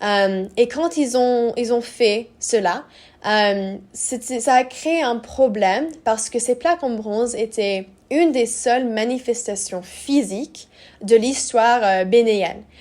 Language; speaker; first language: French; non-native, learner; English